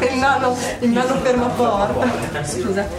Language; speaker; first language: Italian; native; Italian